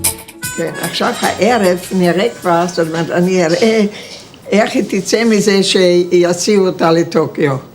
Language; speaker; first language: Hebrew; non-native, fluent; German